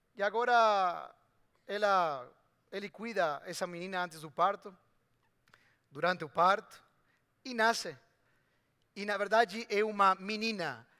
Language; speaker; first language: Portuguese; non-native, fluent; Spanish